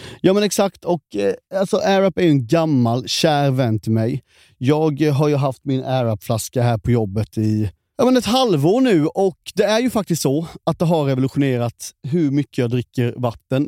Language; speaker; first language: Swedish; native; Swedish